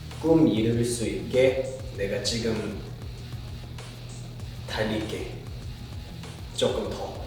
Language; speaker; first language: Korean; non-native, fluent; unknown